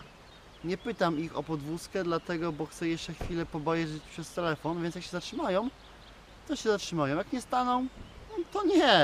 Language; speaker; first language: Polish; native; Polish